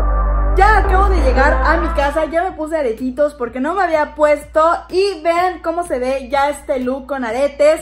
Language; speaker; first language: Spanish; native; Spanish